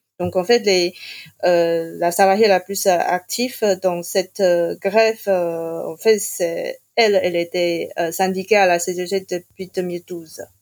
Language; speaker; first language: French; non-native, fluent; Chinese